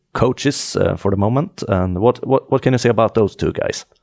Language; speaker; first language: English; non-native, fluent; Swedish